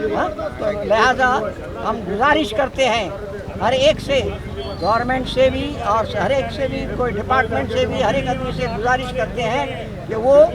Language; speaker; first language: Hindi; non-native, local second language; Urdu